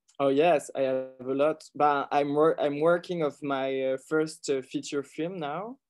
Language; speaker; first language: English; non-native, learner; French